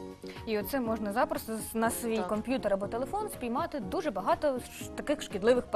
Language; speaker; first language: Ukrainian; native; Ukrainian